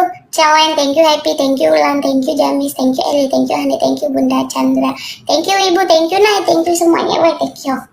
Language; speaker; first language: English; non-native, learner; Indonesian